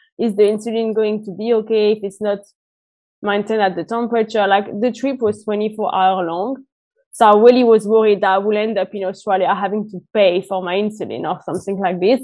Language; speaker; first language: English; non-native, fluent; French